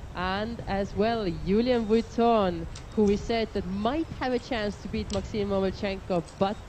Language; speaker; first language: English; non-native, fluent; Estonian